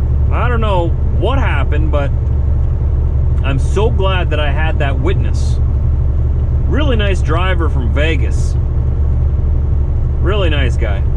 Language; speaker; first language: English; native; English